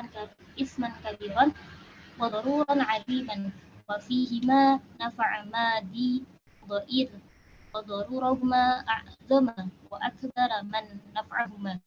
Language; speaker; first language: Arabic; non-native, learner; Indonesian